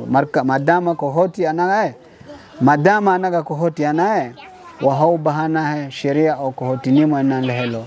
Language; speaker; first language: Somali; non-native, learner; Swahili